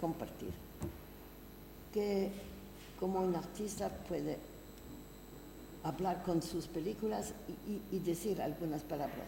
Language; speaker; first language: Spanish; non-native, learner; French